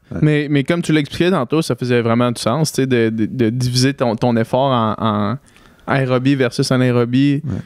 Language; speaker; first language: French; native; French